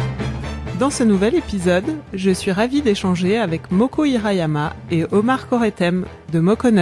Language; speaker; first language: French; native; French